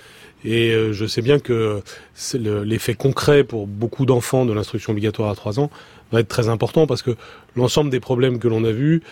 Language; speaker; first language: French; native; French